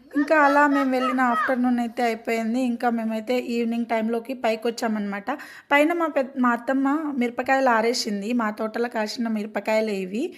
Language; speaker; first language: Telugu; native; Telugu